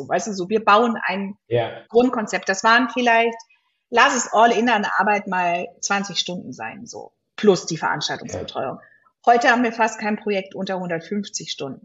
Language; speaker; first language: German; native; German